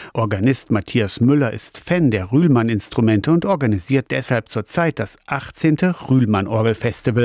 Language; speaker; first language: German; native; German